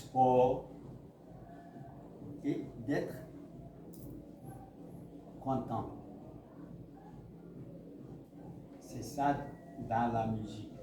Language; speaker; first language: French; non-native, local second language; Mandingo